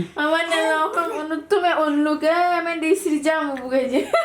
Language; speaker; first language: Turkish; non-native, learner; Indonesian